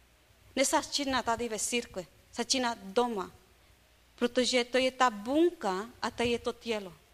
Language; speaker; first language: Czech; non-native, learner; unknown